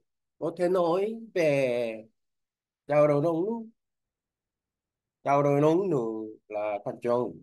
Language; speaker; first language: Vietnamese; non-native, learner; Korean